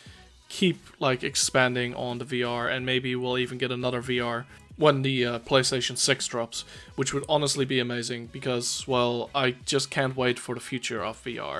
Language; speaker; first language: English; native; English